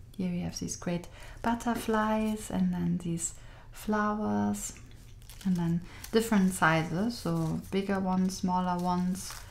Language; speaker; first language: English; non-native, fluent; German